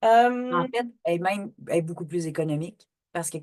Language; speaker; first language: French; native; French